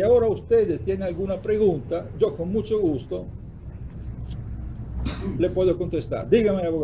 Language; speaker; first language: Spanish; non-native, fluent; Italian